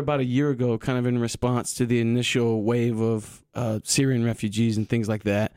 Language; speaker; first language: English; native; English